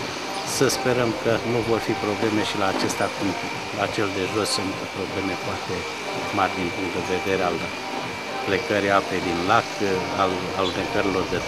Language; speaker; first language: Romanian; native; Romanian